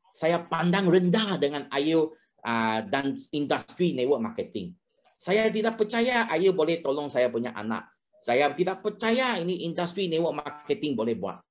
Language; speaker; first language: Malay; non-native, local second language; Chinese